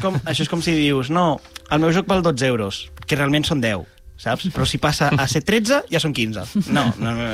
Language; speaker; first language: Catalan; native; Catalan